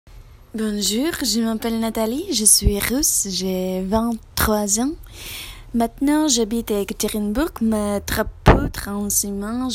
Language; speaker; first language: French; non-native, learner; Russian